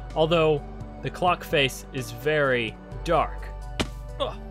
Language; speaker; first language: English; native; English